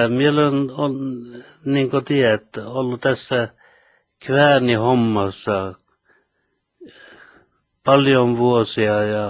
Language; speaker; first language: Finnish; early bilingual, heritage; Finnish